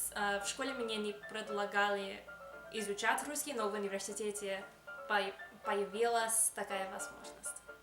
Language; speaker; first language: Russian; non-native, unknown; English